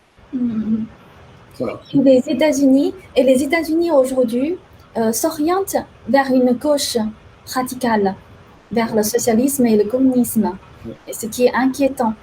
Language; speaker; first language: French; non-native, fluent; Chinese